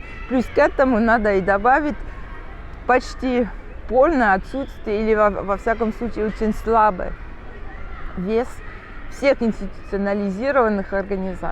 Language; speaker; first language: Russian; non-native, fluent; French